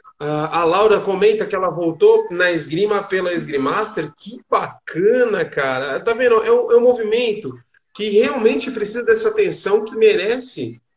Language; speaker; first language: Portuguese; native; Portuguese